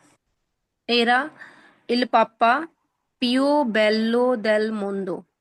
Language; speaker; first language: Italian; non-native, learner; Punjabi